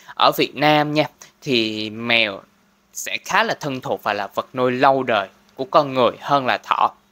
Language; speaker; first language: Vietnamese; non-native, local second language; Cantonese